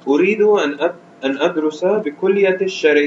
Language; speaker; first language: Arabic; non-native, learner; Urdu